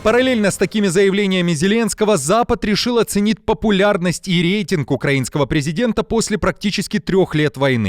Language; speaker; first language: Russian; native; Russian